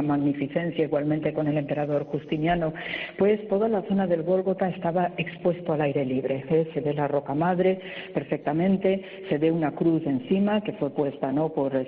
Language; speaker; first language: Spanish; native; Spanish